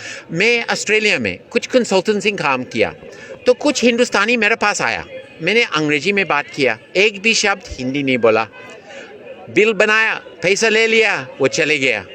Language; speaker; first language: Hindi; non-native, fluent; English